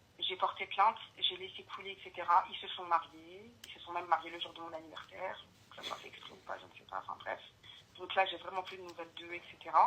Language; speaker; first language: French; early bilingual, other home language; Arabic